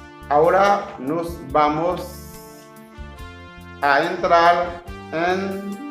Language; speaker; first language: Spanish; non-native, learner; Haitian Creole